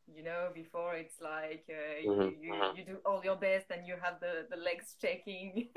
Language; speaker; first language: English; non-native, fluent; French